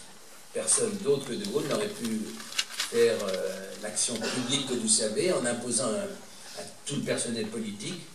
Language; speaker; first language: French; native; French